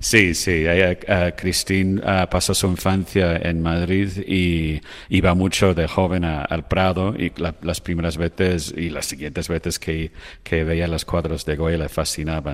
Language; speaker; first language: Spanish; non-native, fluent; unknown